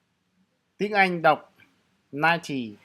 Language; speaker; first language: Vietnamese; non-native, local second language; Jarai